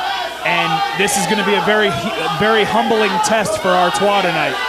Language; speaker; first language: English; native; English